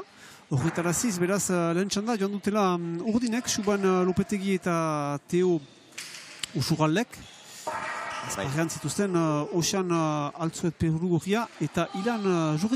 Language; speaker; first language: Basque; native; Basque